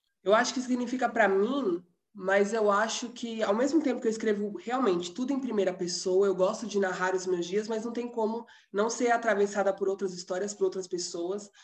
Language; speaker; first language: Portuguese; native; Portuguese